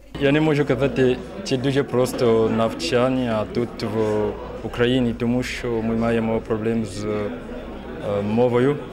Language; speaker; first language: Ukrainian; non-native, learner; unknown